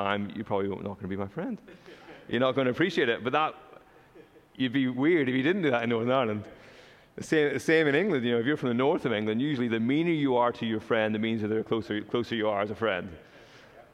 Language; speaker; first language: English; native; English